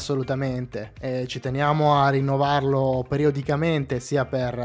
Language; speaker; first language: Italian; native; Italian